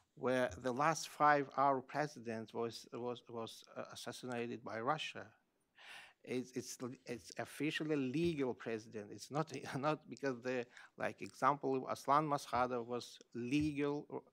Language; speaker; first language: English; non-native, learner; Russian